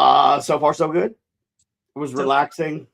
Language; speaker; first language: English; native; English